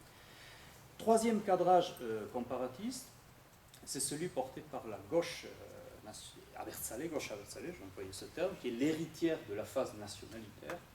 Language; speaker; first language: French; native; French